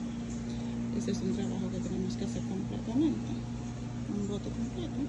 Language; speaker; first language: Spanish; early bilingual, heritage; Spanish